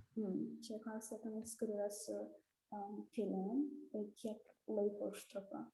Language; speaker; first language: Lithuanian; early bilingual, heritage; Russian